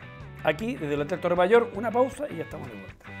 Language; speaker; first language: Spanish; native; Spanish